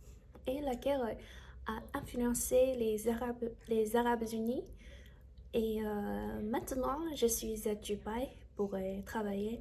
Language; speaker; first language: French; non-native, learner; Chinese